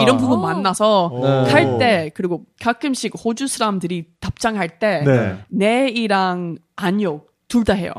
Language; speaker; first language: Korean; non-native, learner; English